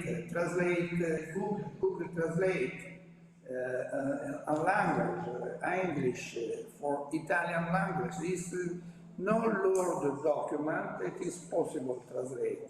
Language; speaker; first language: English; non-native, learner; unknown